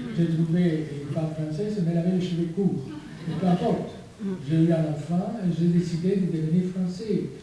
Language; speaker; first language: French; non-native, fluent; Spanish